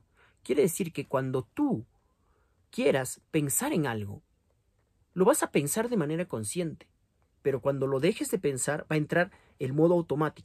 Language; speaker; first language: Spanish; native; Spanish